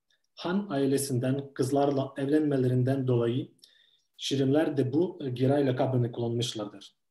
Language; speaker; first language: Turkish; non-native, fluent; Ukrainian